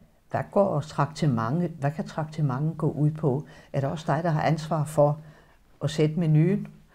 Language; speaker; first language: Danish; native; Danish